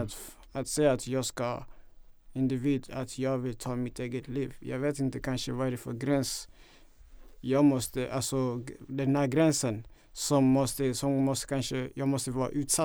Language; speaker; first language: Swedish; non-native, fluent; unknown